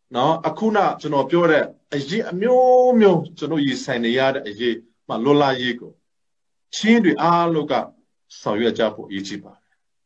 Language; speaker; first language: Burmese; non-native, local second language; Hakha Chin